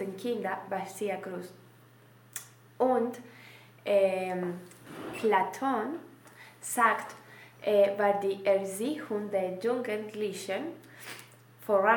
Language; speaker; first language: German; non-native, learner; Spanish